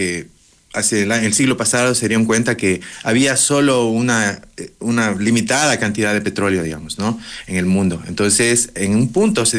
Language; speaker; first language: Spanish; native; Spanish